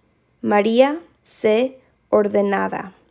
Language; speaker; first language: Spanish; non-native, fluent; English